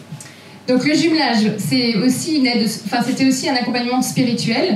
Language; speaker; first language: French; native; French